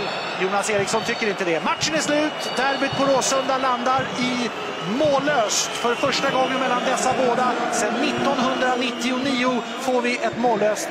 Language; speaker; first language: Swedish; native; Swedish